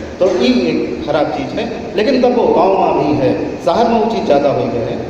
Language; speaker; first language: Hindi; native; Hindi